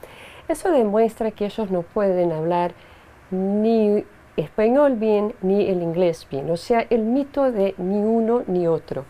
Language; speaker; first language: Spanish; non-native, fluent; Portuguese